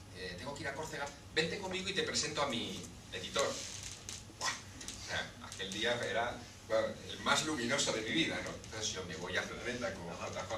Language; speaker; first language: Spanish; native; Spanish